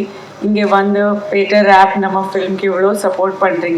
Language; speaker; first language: Tamil; non-native, fluent; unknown